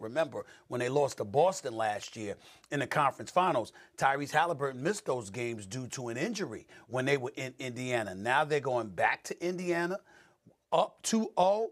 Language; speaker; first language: English; native; English